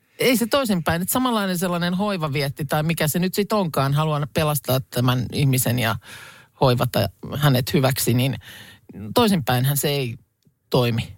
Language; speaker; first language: Finnish; native; Finnish